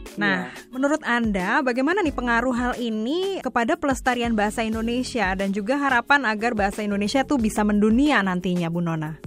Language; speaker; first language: Indonesian; native; Indonesian